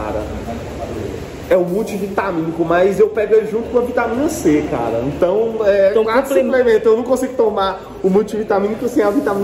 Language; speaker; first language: Portuguese; native; Portuguese